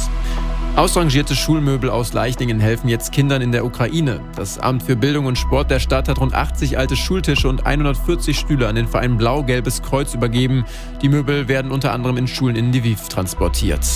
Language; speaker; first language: German; native; German